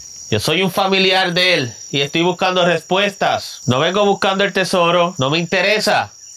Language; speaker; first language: Spanish; early bilingual, heritage; Spanish